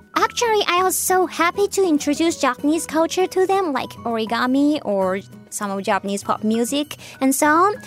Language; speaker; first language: English; non-native, fluent; Japanese